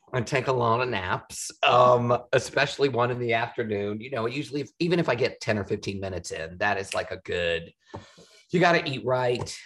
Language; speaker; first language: English; native; English